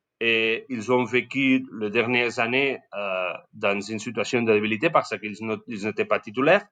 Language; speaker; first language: French; non-native, learner; Spanish